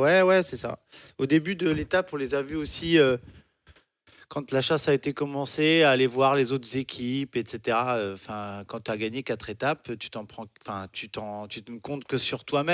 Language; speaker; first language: French; native; French